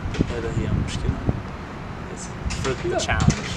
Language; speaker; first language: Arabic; non-native, learner; English